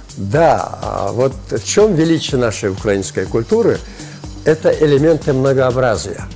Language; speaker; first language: Russian; non-native, local second language; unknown